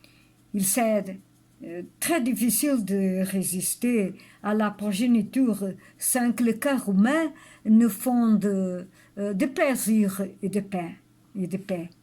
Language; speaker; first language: French; non-native, learner; Portuguese